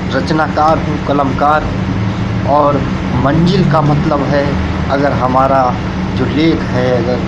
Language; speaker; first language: Hindi; native; Hindi